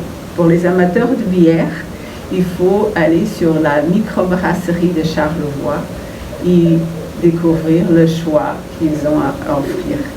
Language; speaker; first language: French; non-native, fluent; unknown